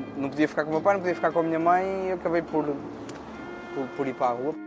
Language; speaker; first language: Portuguese; native; Portuguese